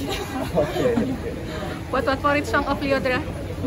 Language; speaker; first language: English; non-native, learner; Indonesian